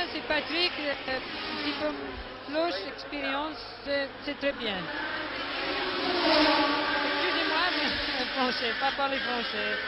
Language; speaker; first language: French; non-native, learner; English